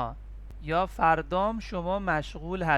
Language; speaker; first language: Persian; non-native, fluent; Urdu